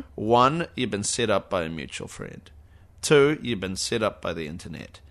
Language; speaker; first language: English; native; English